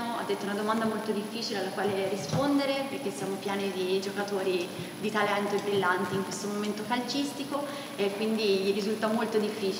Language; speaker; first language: Italian; native; Italian